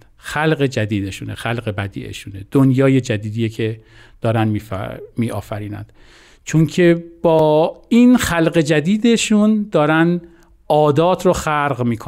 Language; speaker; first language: Persian; native; Persian